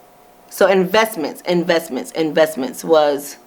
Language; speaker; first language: English; native; English